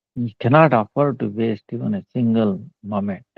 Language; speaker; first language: English; non-native, local second language; Kannada